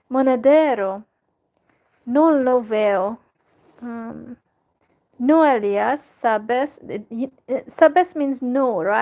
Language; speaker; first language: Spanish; non-native, learner; Hungarian